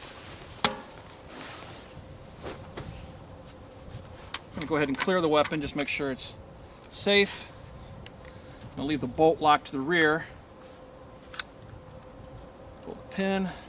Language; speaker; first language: English; native; English